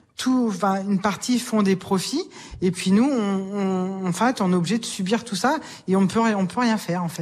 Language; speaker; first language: French; native; French